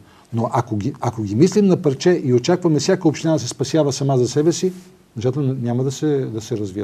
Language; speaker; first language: Bulgarian; native; Bulgarian